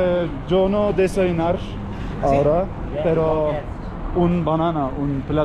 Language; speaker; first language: Spanish; non-native, learner; Turkish